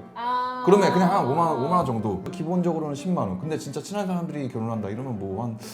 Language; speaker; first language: Korean; native; Korean